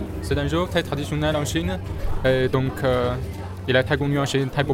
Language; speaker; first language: French; non-native, learner; Chinese